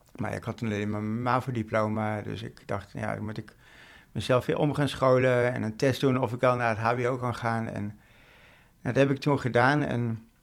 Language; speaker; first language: Dutch; native; Dutch